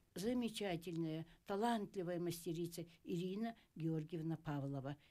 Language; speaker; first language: Russian; native; Russian